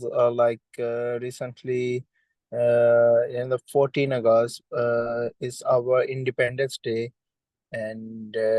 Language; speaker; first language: English; non-native, learner; Urdu